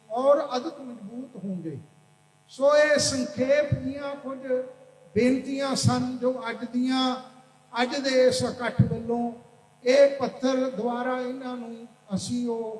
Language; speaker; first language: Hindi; non-native, local second language; Punjabi